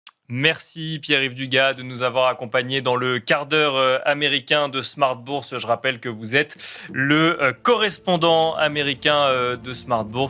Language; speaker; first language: French; native; French